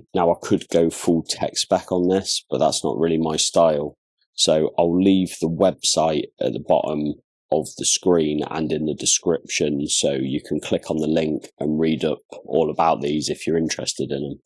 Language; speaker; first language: English; native; English